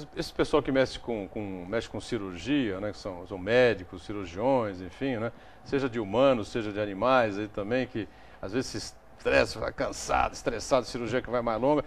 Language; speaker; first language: Portuguese; native; Portuguese